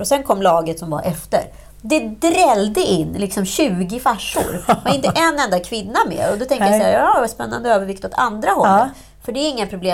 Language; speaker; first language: Swedish; native; Swedish